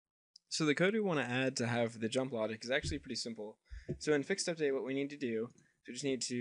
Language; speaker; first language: English; native; English